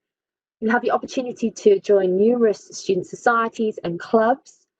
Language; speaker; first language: English; native; English